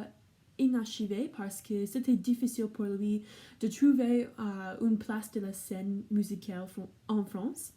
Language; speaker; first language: French; non-native, learner; English